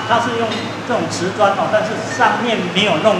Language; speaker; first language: Chinese; native; Chinese